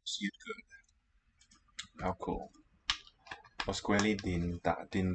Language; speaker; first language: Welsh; non-native, learner; English